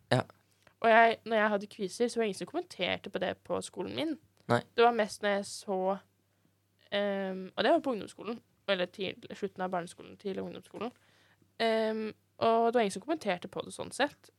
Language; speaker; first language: Norwegian; native; Norwegian